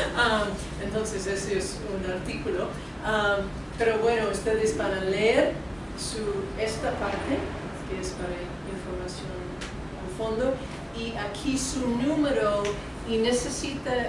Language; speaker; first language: Spanish; non-native, fluent; English